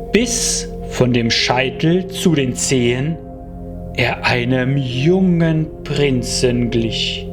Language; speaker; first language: German; native; German